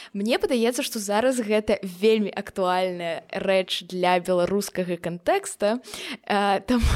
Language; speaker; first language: Belarusian; non-native, local second language; Russian